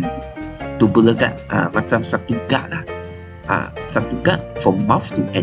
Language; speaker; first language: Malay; non-native, local second language; Chinese